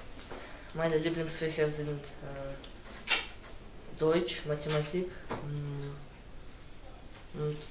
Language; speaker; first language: German; non-native, learner; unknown